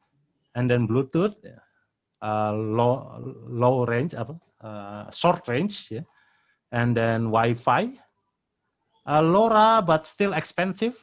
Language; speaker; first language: English; non-native, fluent; Indonesian